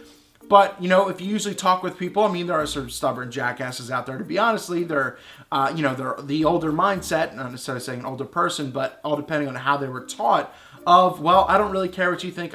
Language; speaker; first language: English; native; English